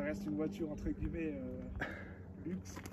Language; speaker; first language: French; native; French